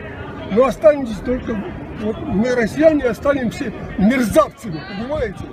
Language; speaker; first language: Russian; native; Russian